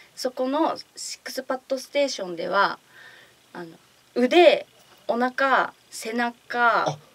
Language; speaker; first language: Japanese; native; Japanese